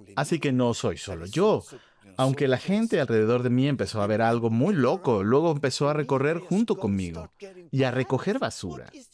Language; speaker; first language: Spanish; non-native, fluent; Swedish